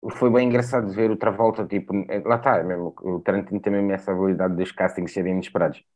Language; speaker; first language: Portuguese; native; Portuguese